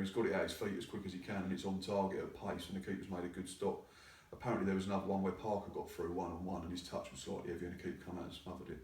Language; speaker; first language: English; native; English